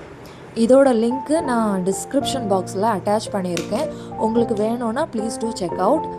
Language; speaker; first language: Tamil; native; Tamil